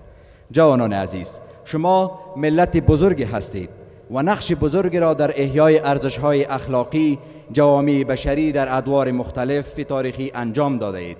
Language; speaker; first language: Persian; native; Persian